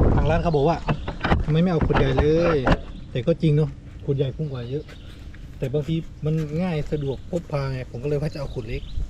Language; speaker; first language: Thai; native; Thai